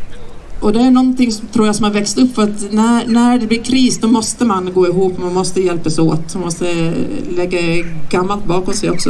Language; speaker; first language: Swedish; native; Swedish